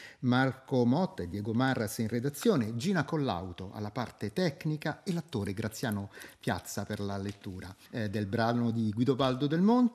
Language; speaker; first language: Italian; native; Italian